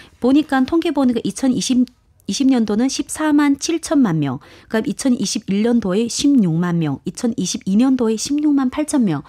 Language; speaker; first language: Korean; native; Korean